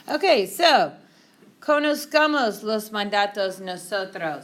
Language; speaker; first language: Spanish; non-native, fluent; English